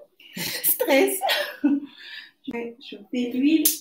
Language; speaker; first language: French; non-native, local second language; Lingala